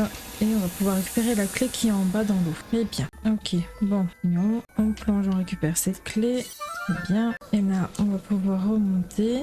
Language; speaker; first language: French; native; French